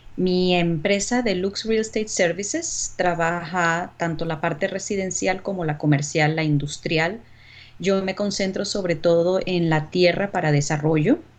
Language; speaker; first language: Spanish; native; Spanish